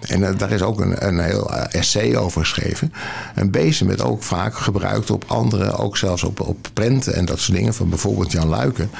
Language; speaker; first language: Dutch; native; Dutch